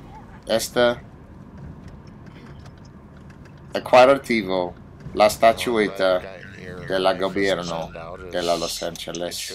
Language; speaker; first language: Spanish; non-native, learner; English